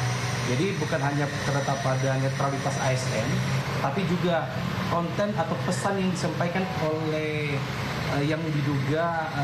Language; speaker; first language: Indonesian; native; Indonesian